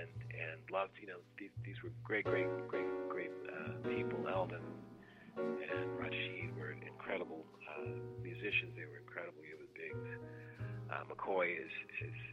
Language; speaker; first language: English; native; English